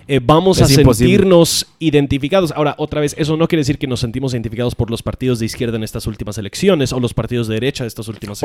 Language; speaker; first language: Spanish; non-native, fluent; English